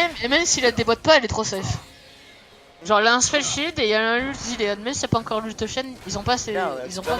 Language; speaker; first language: French; native; French